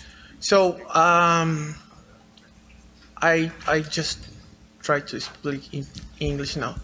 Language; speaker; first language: English; non-native, learner; Portuguese